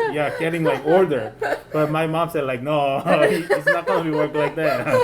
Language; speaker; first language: English; non-native, fluent; Korean